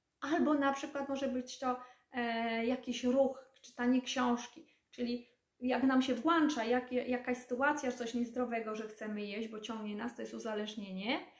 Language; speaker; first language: Polish; native; Polish